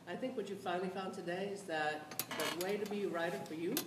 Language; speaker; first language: English; native; English